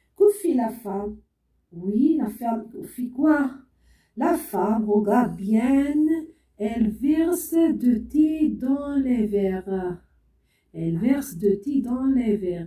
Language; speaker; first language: French; non-native, local second language; Arabic